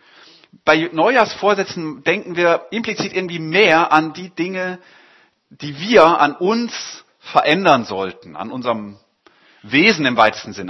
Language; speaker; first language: German; native; German